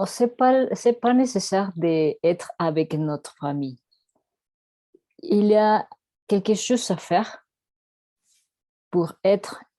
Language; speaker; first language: French; non-native, learner; Spanish